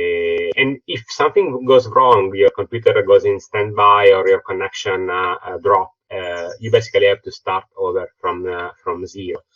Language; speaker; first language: English; non-native, fluent; Italian